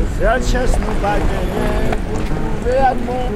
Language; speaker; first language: French; native; French